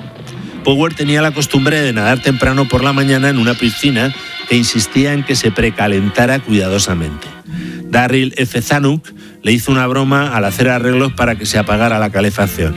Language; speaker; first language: Spanish; native; Spanish